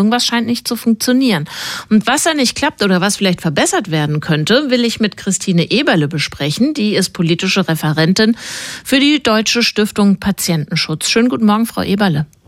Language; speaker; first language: German; native; German